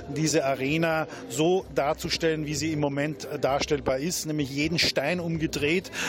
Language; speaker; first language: German; native; German